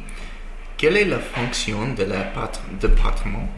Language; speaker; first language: French; non-native, learner; English